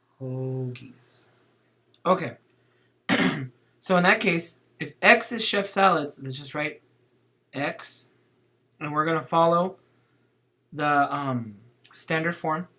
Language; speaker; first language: English; native; English